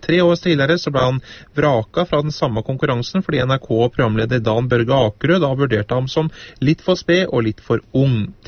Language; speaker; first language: Norwegian; native; Norwegian